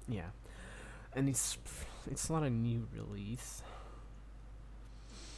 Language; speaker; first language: English; non-native, fluent; Hebrew